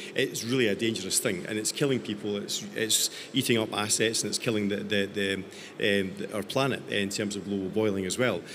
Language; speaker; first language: English; native; English